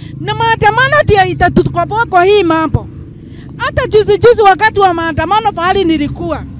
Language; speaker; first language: Swahili; non-native, local second language; Kikuyu